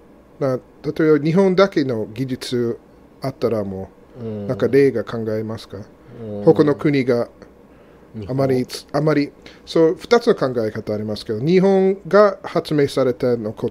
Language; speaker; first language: Japanese; non-native, fluent; English